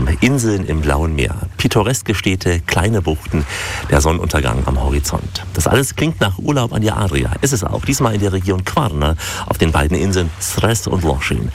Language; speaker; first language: German; native; German